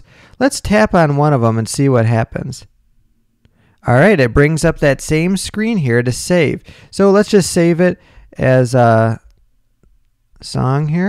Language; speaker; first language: English; native; English